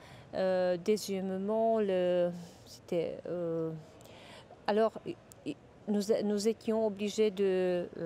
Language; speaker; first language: French; non-native, fluent; Czech